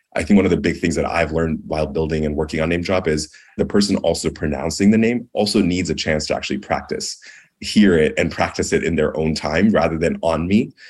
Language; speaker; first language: English; early bilingual, other home language; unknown